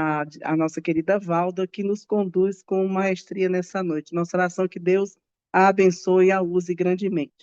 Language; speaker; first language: Portuguese; native; Portuguese